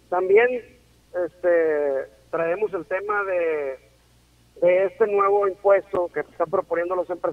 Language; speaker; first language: Spanish; native; Spanish